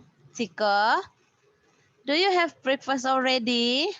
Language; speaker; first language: English; non-native, fluent; Indonesian